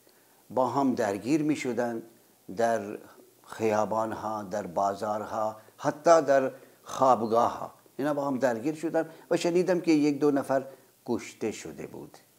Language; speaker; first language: Persian; non-native, fluent; Urdu